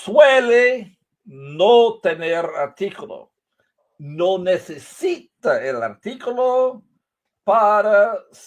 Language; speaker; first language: Spanish; non-native, fluent; English